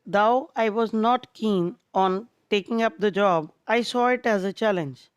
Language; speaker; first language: English; non-native, local second language; Punjabi